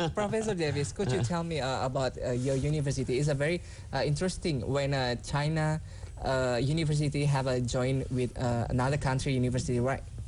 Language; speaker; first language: English; non-native, learner; Indonesian